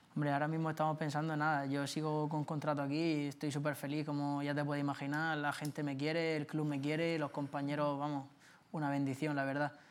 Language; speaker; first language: Spanish; native; Spanish